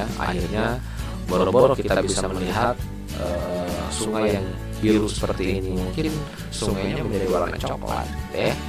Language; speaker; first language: Indonesian; native; Indonesian